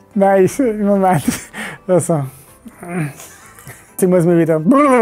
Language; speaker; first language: German; native; German